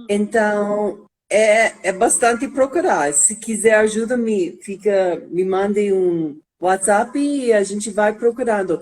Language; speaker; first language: Portuguese; non-native, fluent; English